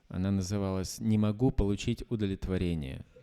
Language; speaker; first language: Russian; native; Russian